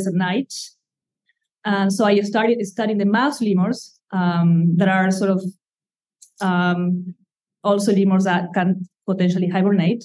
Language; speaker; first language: English; non-native, fluent; Spanish